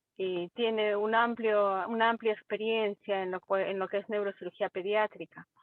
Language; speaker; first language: Spanish; native; Spanish